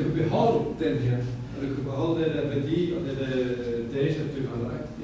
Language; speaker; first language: Danish; non-native, fluent; English